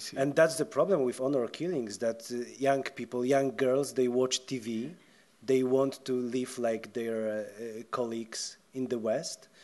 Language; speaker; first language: English; non-native, fluent; Polish